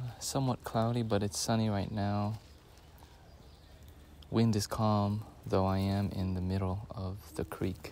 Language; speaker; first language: English; native; English